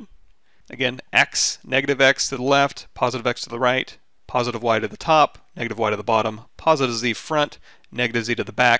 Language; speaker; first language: English; native; English